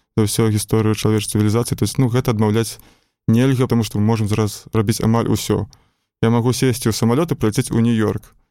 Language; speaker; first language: Belarusian; non-native, local second language; Russian